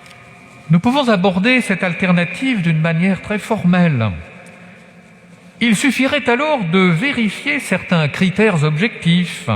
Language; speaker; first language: French; native; French